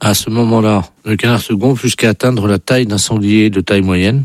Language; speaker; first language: French; native; French